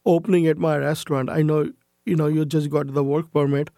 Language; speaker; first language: English; non-native, local second language; Urdu